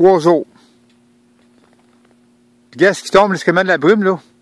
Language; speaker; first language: French; native; French